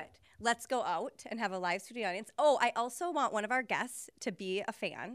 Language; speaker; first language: English; native; English